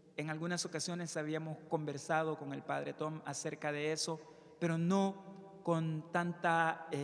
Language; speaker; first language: Spanish; native; Spanish